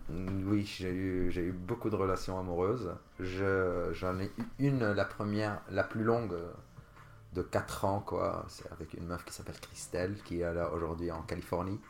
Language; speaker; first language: French; non-native, local second language; Arabic